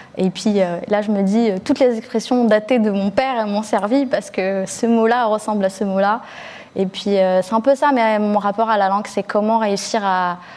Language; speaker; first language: French; early bilingual, other home language; Arabic